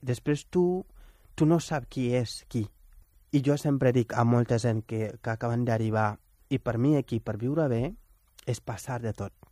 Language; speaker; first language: Catalan; non-native, fluent; Wolof